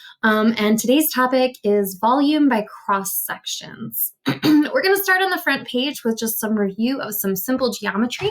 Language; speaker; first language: English; native; English